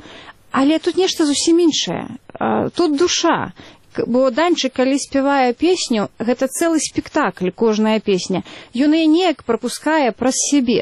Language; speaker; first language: Belarusian; native; Belarusian